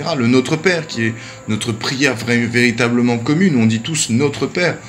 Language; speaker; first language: French; native; French